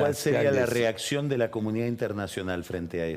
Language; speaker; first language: Spanish; native; Spanish